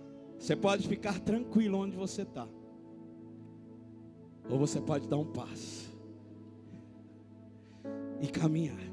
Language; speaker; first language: Portuguese; native; Portuguese